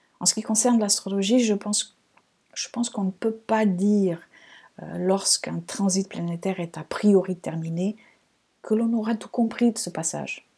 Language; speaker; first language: French; non-native, fluent; Portuguese